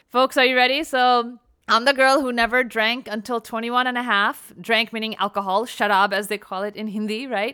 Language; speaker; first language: English; native; English